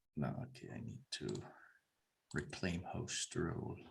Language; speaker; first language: English; non-native, fluent; Danish